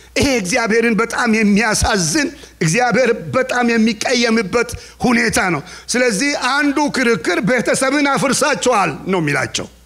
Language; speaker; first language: Amharic; non-native, local second language; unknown